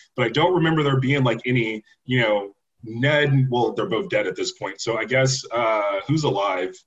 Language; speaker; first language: English; native; English